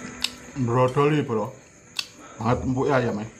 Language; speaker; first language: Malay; non-native, local second language; Javanese